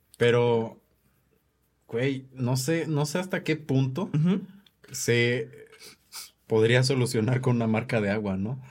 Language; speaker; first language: Spanish; native; Spanish